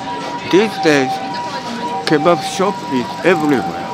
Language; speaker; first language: English; non-native, learner; Japanese